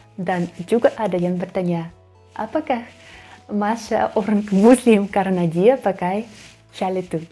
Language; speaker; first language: Indonesian; non-native, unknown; Russian